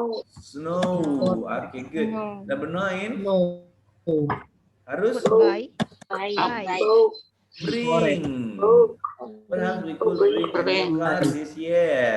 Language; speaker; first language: English; non-native, fluent; Indonesian